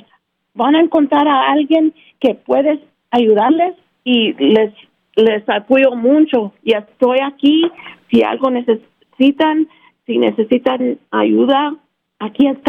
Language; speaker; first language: Spanish; early bilingual, heritage; Spanish